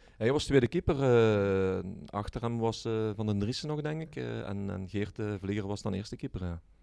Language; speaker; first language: Dutch; native; Dutch